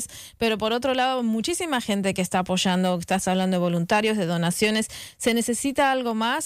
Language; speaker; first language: Spanish; native; Spanish